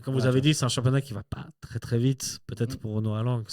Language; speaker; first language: French; native; French